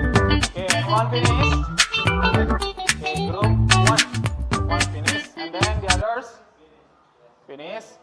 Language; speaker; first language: English; non-native, learner; Indonesian